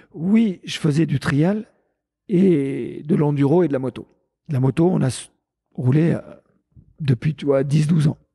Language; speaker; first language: French; native; French